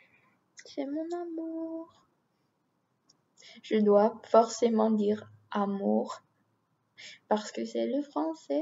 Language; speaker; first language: French; non-native, learner; English